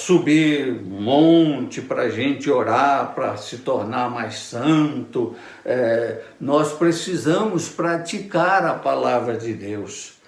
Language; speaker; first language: Portuguese; native; Portuguese